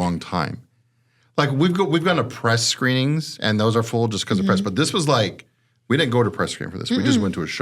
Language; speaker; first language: English; native; English